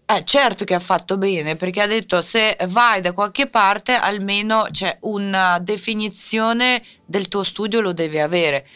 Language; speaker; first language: Italian; non-native, fluent; Russian